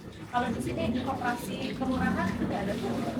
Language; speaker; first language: Indonesian; native; Indonesian